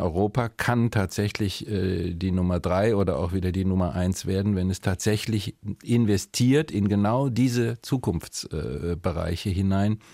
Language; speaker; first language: German; native; German